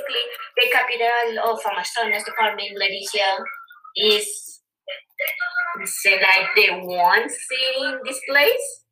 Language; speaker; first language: English; non-native, learner; Spanish